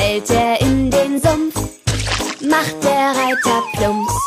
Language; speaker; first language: Portuguese; non-native, fluent; German